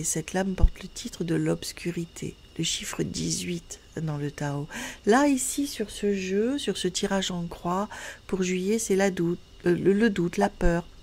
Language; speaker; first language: French; native; French